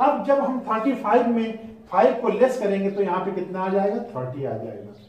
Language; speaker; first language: Hindi; native; Hindi